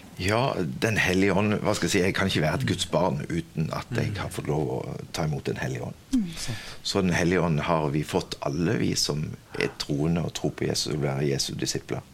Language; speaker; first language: Norwegian; native; Norwegian